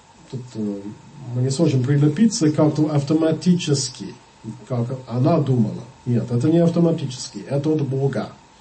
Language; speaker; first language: Russian; non-native, fluent; English